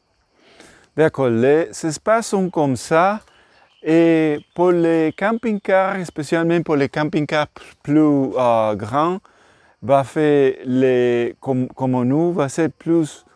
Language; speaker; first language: French; non-native, learner; English